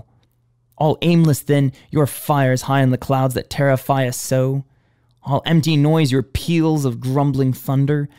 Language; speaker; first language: English; native; English